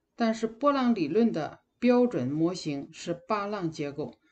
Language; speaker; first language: Chinese; native; Chinese